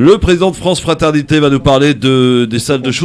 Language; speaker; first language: French; native; French